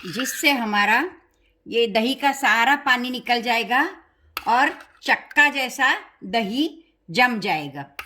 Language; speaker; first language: Hindi; non-native, local second language; Gujarati